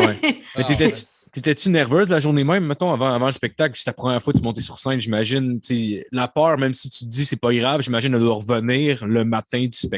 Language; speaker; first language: French; native; French